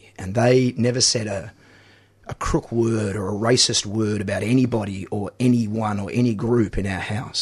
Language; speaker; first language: English; native; English